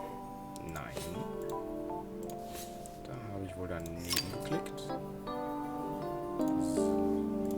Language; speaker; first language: German; native; German